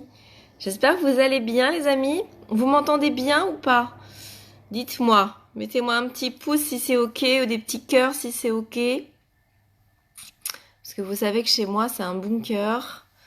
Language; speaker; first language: French; native; French